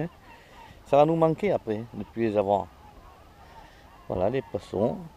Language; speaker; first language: French; native; French